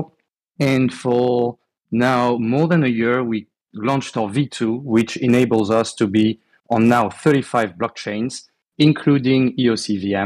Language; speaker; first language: English; non-native, fluent; French